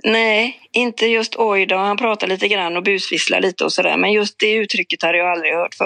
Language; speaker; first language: Swedish; native; Swedish